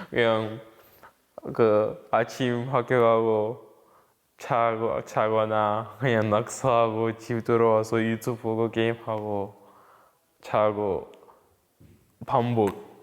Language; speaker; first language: Korean; early bilingual, other home language; English